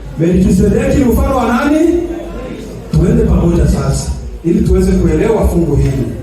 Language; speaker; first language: Swahili; non-native, local second language; Kinyarwanda